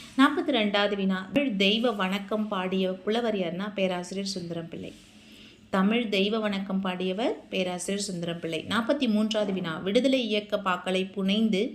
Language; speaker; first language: Tamil; native; Tamil